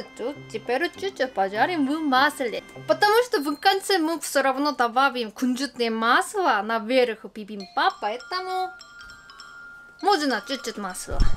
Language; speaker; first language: Russian; non-native, fluent; Korean